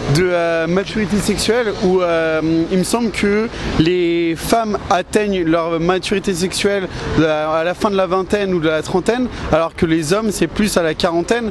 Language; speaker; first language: French; native; French